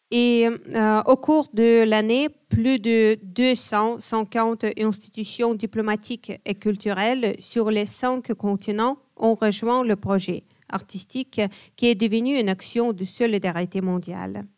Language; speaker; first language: French; non-native, fluent; Ukrainian